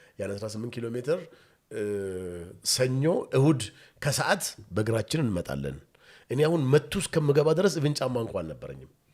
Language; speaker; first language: Amharic; non-native, local second language; Oromo